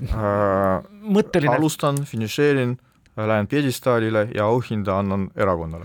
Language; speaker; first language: Estonian; non-native, local second language; Russian